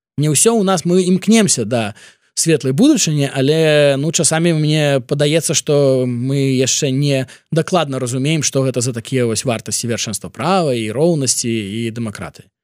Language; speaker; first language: Belarusian; non-native, local second language; Russian